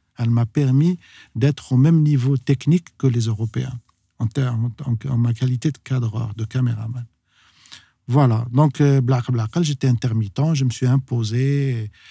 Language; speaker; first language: French; non-native, local second language; Arabic